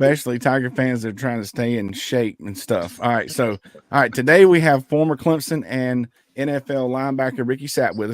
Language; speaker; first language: English; native; English